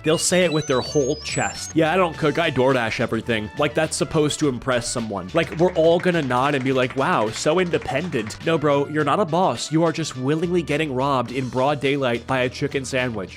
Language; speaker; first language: English; native; English